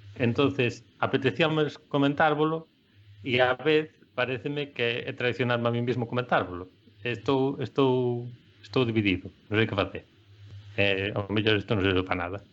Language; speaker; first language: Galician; non-native, local second language; Spanish